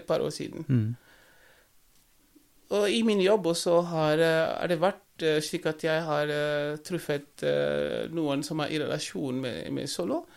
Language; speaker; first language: Norwegian; non-native, fluent; Wolof